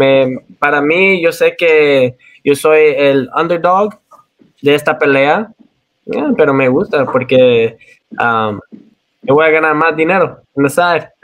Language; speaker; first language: Spanish; early bilingual, heritage; Spanish